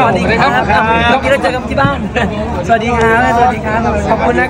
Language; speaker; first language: Thai; native; Thai